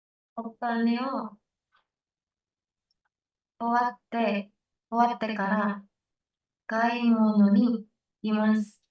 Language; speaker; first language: Japanese; non-native, learner; Indonesian